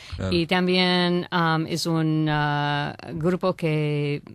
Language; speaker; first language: Spanish; non-native, learner; English